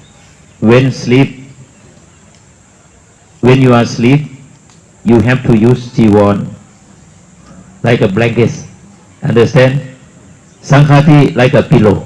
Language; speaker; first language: English; non-native, learner; Thai